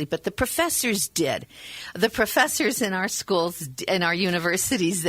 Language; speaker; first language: English; native; English